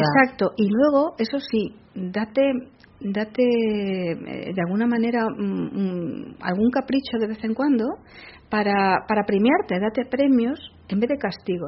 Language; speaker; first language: Spanish; native; Spanish